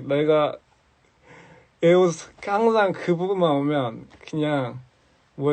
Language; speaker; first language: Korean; early bilingual, heritage; English